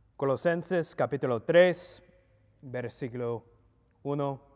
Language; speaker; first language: Spanish; non-native, learner; English